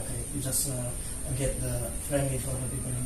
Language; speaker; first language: English; non-native, learner; Indonesian